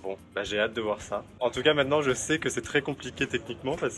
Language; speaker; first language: French; native; French